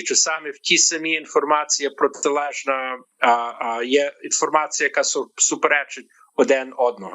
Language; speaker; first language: Ukrainian; early bilingual, heritage; Ukrainian